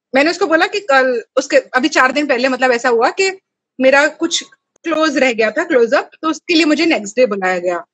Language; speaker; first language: Hindi; native; Hindi